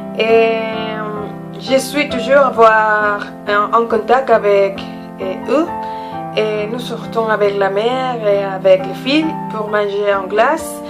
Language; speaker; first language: French; non-native, learner; Spanish